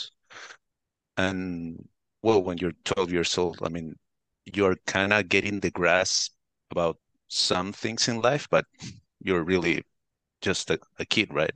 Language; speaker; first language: English; non-native, fluent; Spanish